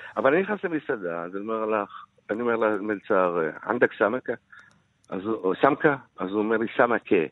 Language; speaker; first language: Hebrew; early bilingual, other home language; Arabic